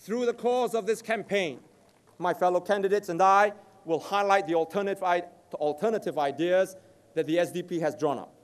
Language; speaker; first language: English; native; English